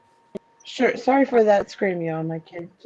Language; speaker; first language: English; native; English